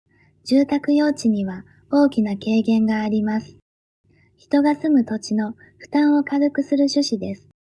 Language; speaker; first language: Japanese; native; Japanese